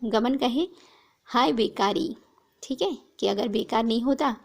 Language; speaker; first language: Hindi; non-native, local second language; Gujarati